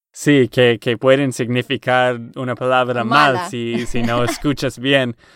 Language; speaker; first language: Spanish; non-native, learner; English